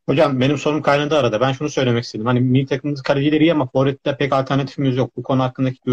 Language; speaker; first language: Turkish; native; Turkish